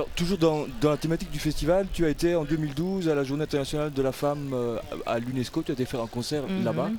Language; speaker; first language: French; native; French